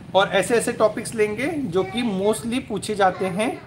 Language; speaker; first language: Hindi; non-native, local second language; Marathi